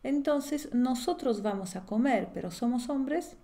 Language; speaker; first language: Spanish; non-native, fluent; Polish